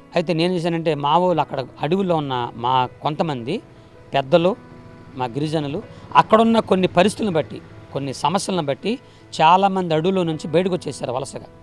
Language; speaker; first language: Telugu; non-native, local second language; Koya